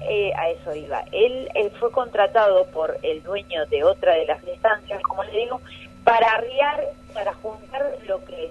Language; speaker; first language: Spanish; native; Spanish